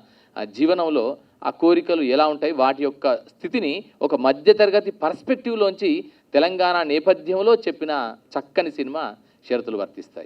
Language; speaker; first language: Telugu; native; Telugu